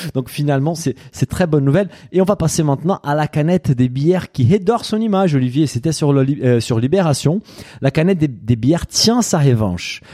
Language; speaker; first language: French; native; French